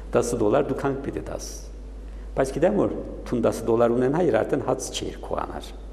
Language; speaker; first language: Armenian; early bilingual, heritage; Armenian